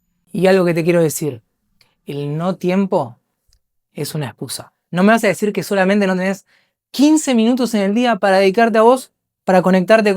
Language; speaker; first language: Spanish; native; Spanish